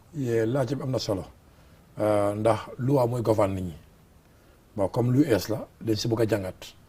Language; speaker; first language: Wolof; non-native, local second language; Mandingo